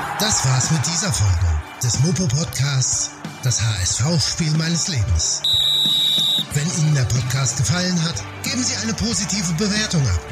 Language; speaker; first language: German; native; German